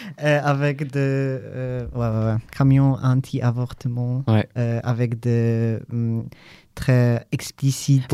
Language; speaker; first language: French; non-native, learner; Polish